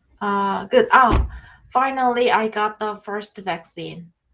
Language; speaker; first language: English; non-native, learner; Korean